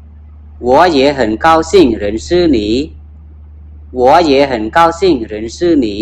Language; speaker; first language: Chinese; non-native, fluent; Khmer